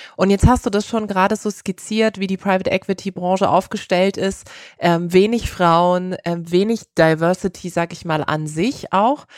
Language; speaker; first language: German; native; German